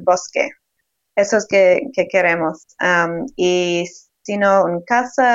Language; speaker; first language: Spanish; non-native, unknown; English